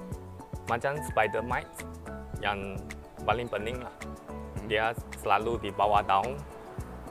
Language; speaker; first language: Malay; non-native, local second language; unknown